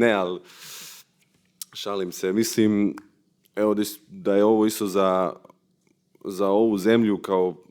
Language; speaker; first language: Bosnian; early bilingual, heritage; Bosnian